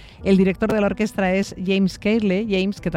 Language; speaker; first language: Spanish; native; Spanish